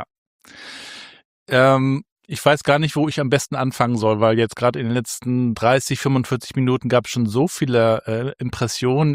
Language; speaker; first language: German; native; German